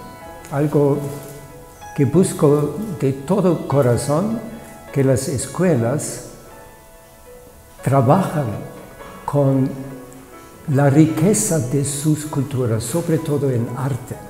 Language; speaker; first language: Spanish; non-native, fluent; German